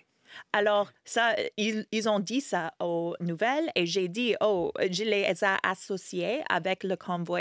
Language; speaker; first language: French; non-native, fluent; English